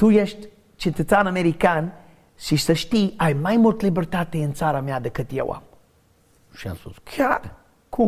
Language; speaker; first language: Romanian; non-native, learner; English